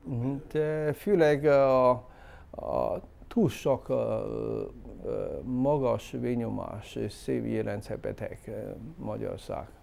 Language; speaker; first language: Hungarian; non-native, learner; Chinese